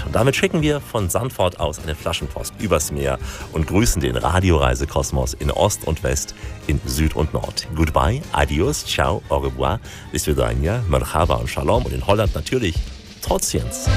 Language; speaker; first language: German; native; German